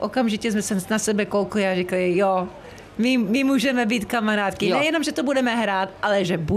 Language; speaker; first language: Czech; early bilingual, heritage; Czech